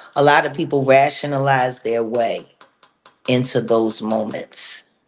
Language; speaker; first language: English; native; English